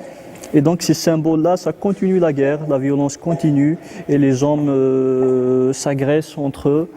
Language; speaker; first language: French; non-native, local second language; Kabyle